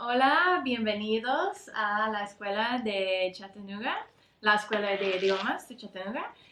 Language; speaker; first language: Spanish; non-native, fluent; English